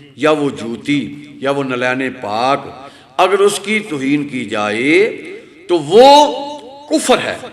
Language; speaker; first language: Urdu; non-native, local second language; Punjabi